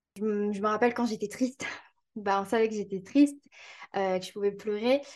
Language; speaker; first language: French; native; French